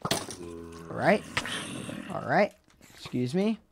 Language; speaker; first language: English; native; English